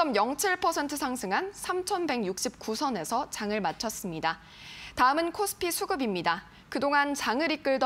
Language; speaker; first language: Korean; native; Korean